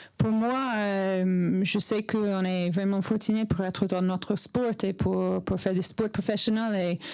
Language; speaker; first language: French; non-native, learner; English